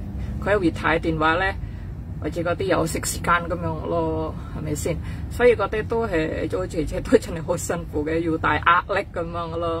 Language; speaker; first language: Cantonese; non-native, fluent; Indonesian